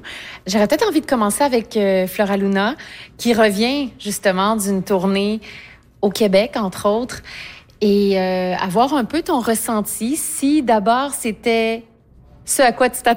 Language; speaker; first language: French; native; French